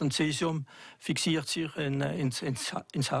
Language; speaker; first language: German; non-native, local second language; French